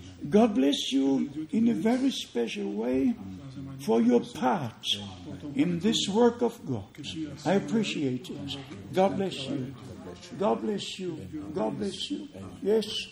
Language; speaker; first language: English; non-native, fluent; German